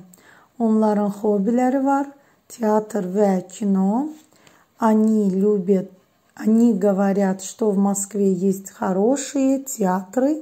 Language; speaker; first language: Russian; non-native, fluent; Azerbaijani